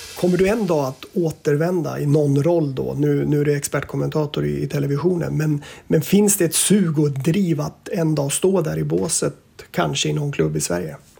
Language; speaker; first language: Swedish; native; Swedish